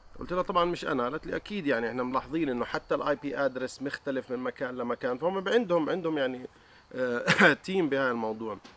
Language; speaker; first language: Arabic; native; Arabic